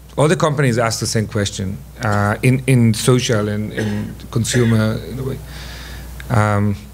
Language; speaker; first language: English; non-native, fluent; Hebrew